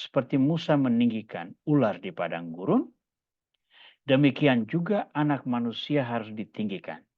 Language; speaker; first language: Indonesian; native; Indonesian